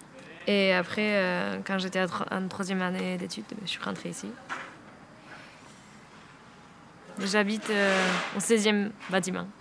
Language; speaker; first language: French; non-native, fluent; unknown